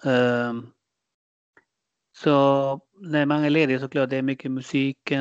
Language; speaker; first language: Swedish; non-native, fluent; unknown